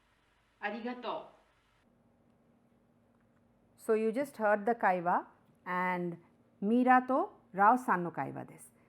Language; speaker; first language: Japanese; non-native, fluent; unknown